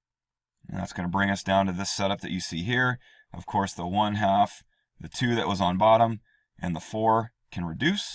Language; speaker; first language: English; native; English